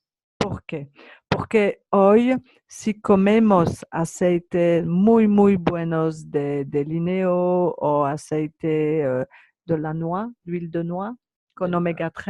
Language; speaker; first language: Spanish; non-native, learner; French